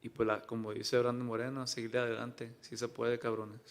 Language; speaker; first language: Spanish; early bilingual, heritage; Spanish